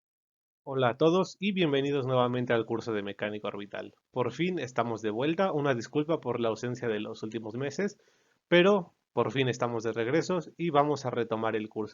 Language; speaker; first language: Spanish; native; Spanish